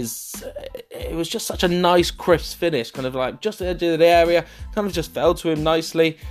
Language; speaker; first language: English; native; English